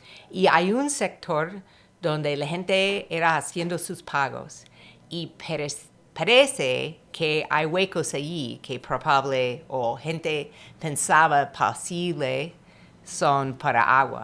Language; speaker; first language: Spanish; non-native, fluent; English